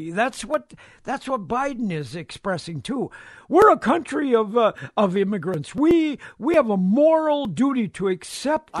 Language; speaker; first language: English; native; English